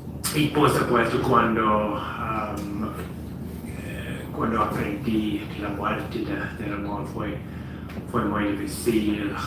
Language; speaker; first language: Spanish; non-native, fluent; English